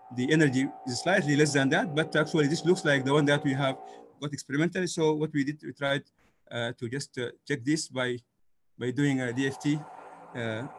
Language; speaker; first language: English; non-native, fluent; Arabic